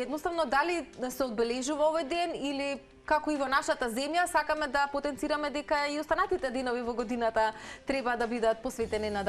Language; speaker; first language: Macedonian; native; Macedonian